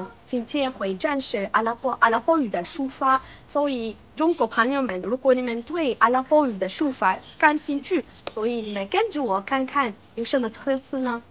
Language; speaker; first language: Chinese; non-native, fluent; Arabic